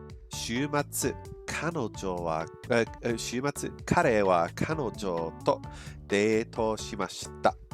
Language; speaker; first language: Japanese; non-native, learner; English